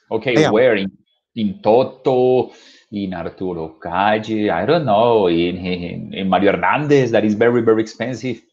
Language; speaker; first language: English; non-native, fluent; Spanish